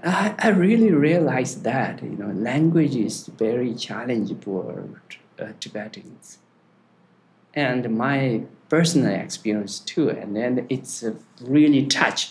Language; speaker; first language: English; non-native, learner; Tibetan